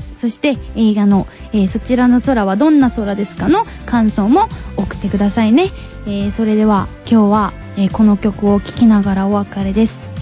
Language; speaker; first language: Japanese; non-native, fluent; Korean